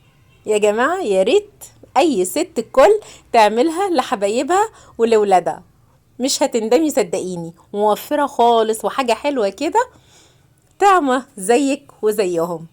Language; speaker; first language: Arabic; native; Arabic